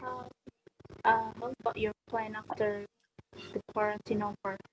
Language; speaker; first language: English; non-native, learner; Indonesian